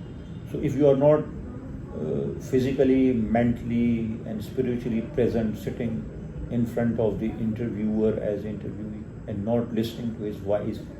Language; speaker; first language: English; non-native, local second language; Urdu